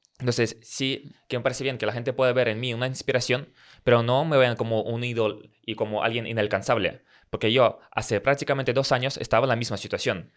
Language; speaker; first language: Spanish; early bilingual, other home language; Russian